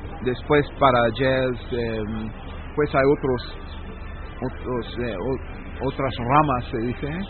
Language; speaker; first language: Spanish; non-native, fluent; English